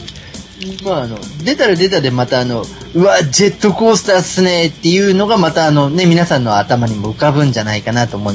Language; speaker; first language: Japanese; native; Japanese